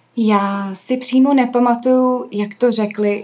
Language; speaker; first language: Czech; early bilingual, other home language; English